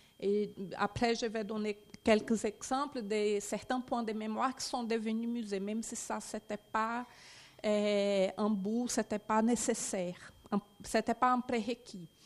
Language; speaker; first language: French; non-native, fluent; Portuguese